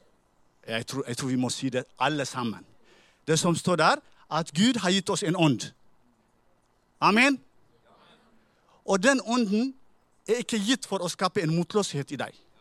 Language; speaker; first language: Norwegian; non-native, fluent; Tigrinya